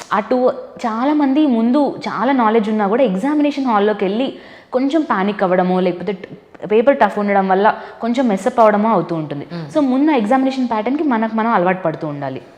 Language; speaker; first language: Telugu; native; Telugu